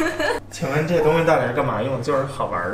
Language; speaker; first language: Chinese; native; Chinese